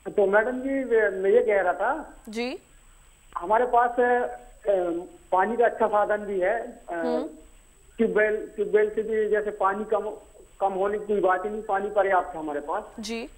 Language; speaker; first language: Hindi; native; Hindi